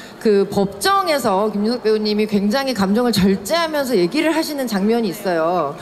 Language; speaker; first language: Korean; native; Korean